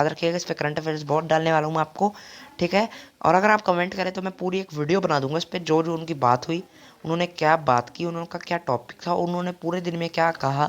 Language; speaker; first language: Hindi; native; Hindi